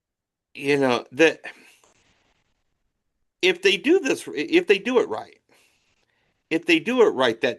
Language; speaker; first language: English; native; English